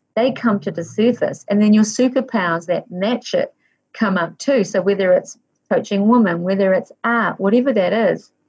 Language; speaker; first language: English; native; English